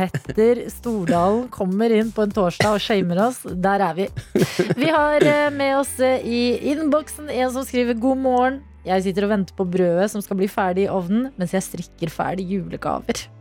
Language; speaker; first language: Norwegian; native; Norwegian